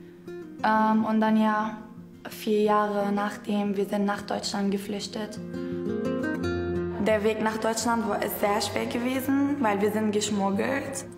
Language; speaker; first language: German; non-native, fluent; Arabic